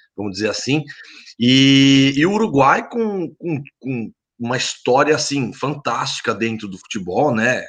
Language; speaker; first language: Portuguese; native; Portuguese